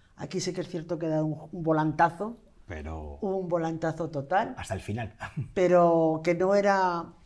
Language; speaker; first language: Spanish; native; Spanish